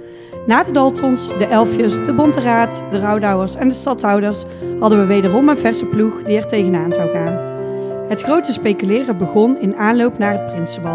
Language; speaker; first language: Dutch; native; Dutch